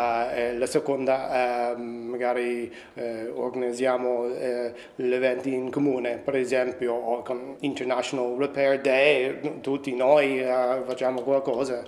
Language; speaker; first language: Italian; non-native, fluent; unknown